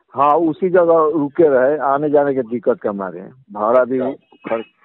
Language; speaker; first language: Hindi; native; Hindi